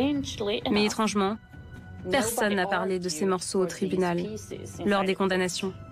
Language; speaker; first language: French; native; French